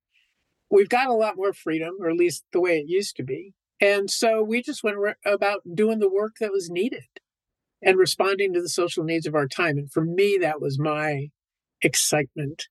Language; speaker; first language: English; native; English